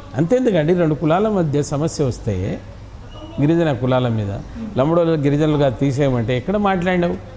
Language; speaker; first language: Telugu; non-native, local second language; Lambadi